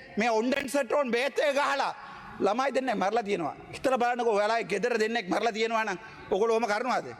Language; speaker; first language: Sinhala; non-native, local second language; Tamil